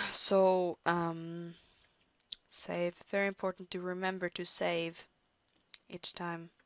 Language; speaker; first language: English; non-native, fluent; Norwegian